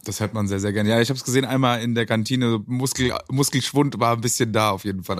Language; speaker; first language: German; native; German